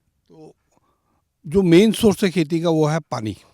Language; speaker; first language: Hindi; native; Hindi